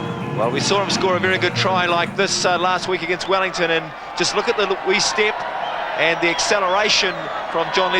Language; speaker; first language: English; native; English